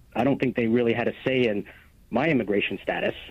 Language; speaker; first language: English; native; English